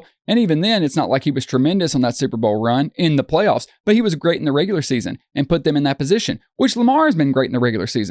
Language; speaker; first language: English; native; English